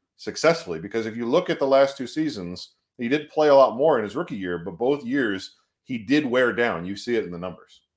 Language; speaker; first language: English; native; English